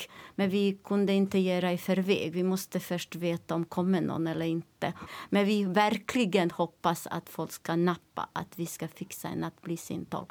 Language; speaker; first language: Swedish; non-native, learner; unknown